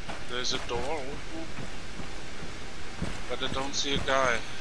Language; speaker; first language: English; non-native, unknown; German